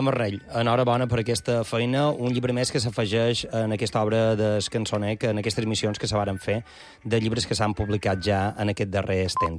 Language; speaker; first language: Catalan; native; Catalan